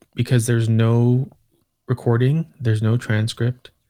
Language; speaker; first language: English; native; English